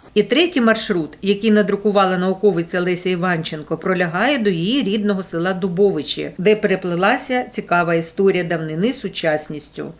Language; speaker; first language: Ukrainian; native; Ukrainian